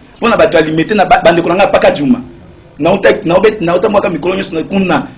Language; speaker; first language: Lingala; native; Lingala